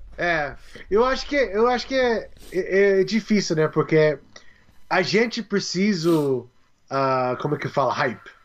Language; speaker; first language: Portuguese; non-native, learner; English